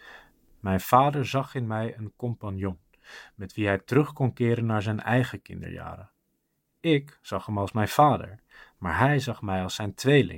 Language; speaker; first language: Dutch; native; Dutch